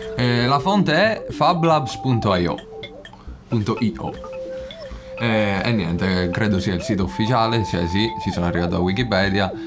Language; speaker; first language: Italian; native; Italian